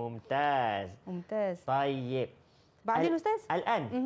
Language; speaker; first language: Arabic; non-native, fluent; Malay